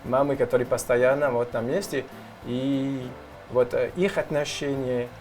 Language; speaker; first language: Russian; non-native, learner; French